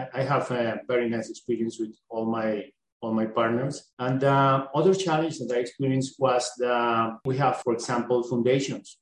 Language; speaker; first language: English; non-native, learner; Spanish